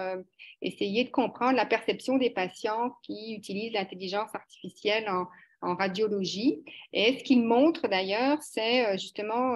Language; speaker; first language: French; native; French